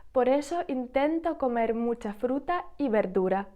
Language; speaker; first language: Spanish; non-native, fluent; Ukrainian